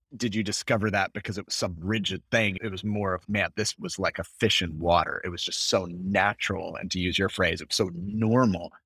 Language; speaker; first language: English; native; English